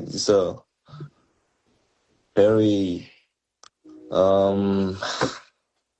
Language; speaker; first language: English; non-native, learner; Korean